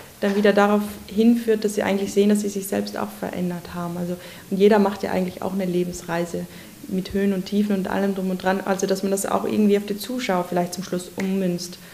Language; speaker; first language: German; native; German